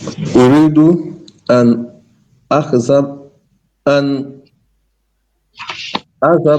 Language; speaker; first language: Arabic; non-native, learner; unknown